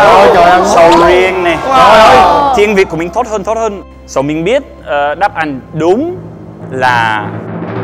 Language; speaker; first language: Vietnamese; non-native, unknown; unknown